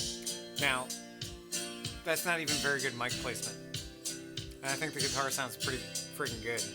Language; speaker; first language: English; native; English